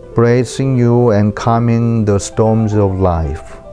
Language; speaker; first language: English; non-native, fluent; Korean